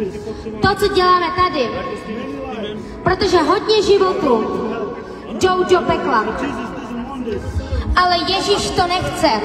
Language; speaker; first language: Czech; non-native, fluent; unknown